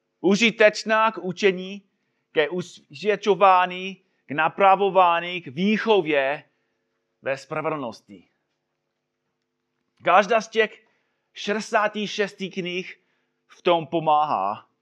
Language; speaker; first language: Czech; non-native, fluent; English